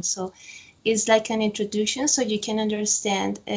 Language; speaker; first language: English; non-native, fluent; Spanish